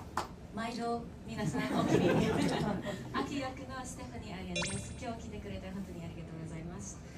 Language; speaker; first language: Japanese; non-native, fluent; Filipino